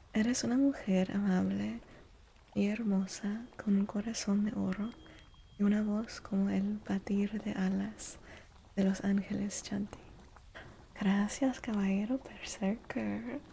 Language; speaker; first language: Spanish; non-native, learner; English